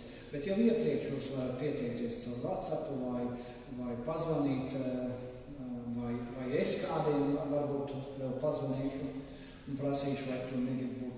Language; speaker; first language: Latvian; native; Latvian